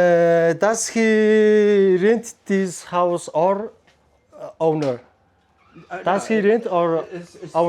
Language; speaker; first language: English; non-native, learner; Mongolian